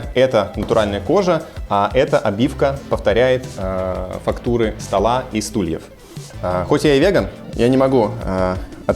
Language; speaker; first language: Russian; native; Russian